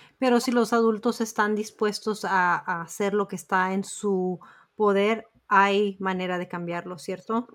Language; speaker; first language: Spanish; early bilingual, heritage; Spanish